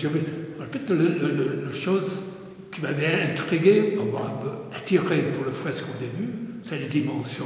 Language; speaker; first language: French; non-native, fluent; English